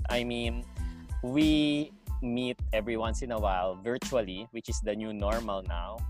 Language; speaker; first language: English; non-native, local second language; Filipino